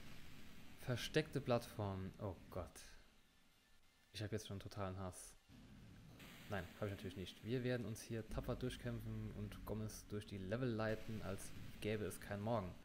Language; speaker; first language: German; native; German